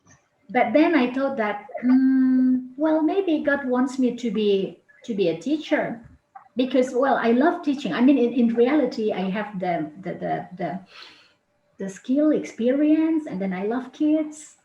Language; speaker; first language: English; non-native, fluent; Indonesian